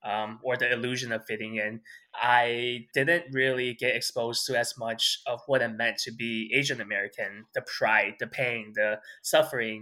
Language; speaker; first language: English; early bilingual, other home language; Chinese